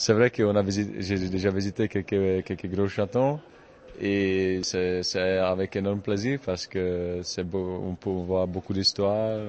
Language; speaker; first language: French; non-native, fluent; Czech